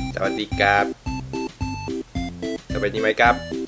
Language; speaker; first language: Thai; non-native, learner; Japanese